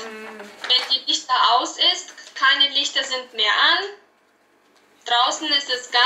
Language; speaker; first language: German; native; German